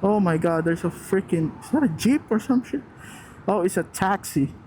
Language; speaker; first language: English; non-native, local second language; Filipino